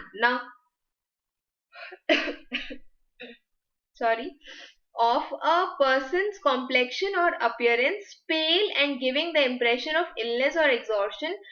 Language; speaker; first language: English; non-native, local second language; Hindi